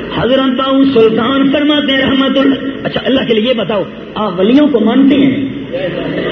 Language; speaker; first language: Urdu; non-native, local second language; Punjabi